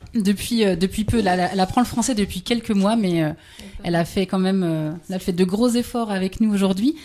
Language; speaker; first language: French; native; French